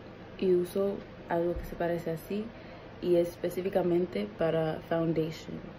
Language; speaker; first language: Spanish; early bilingual, heritage; Spanish